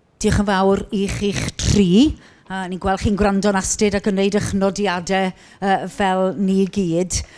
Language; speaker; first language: Welsh; native; Welsh